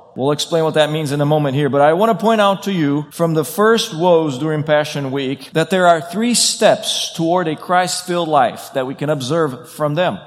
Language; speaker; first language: English; non-native, fluent; Portuguese